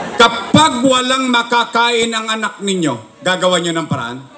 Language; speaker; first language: Filipino; native; Filipino